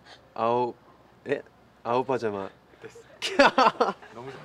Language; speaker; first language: Korean; native; Korean